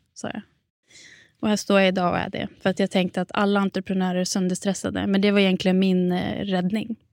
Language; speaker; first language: Swedish; native; Swedish